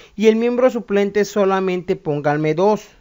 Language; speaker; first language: Spanish; native; Spanish